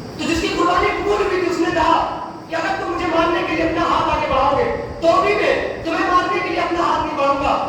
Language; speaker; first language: Urdu; native; Urdu